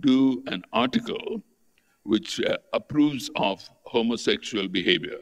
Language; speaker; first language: English; non-native, local second language; Tamil